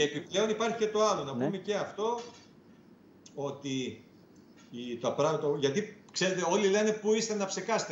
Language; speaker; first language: Greek; native; Greek